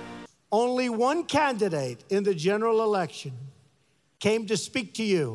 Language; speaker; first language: English; native; English